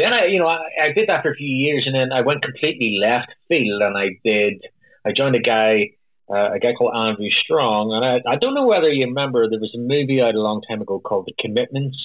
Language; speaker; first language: English; native; English